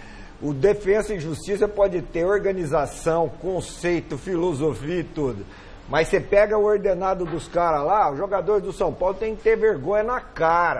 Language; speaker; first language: Portuguese; native; Portuguese